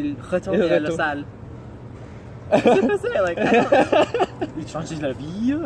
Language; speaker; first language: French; non-native, learner; English